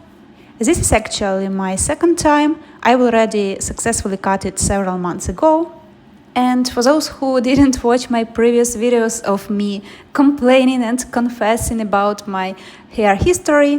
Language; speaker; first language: English; non-native, fluent; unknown